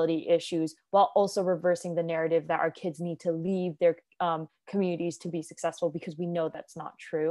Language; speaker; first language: English; non-native, local second language; Cantonese